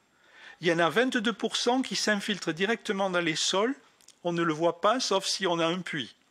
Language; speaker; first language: French; native; French